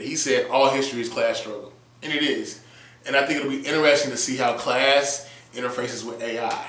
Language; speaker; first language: English; native; English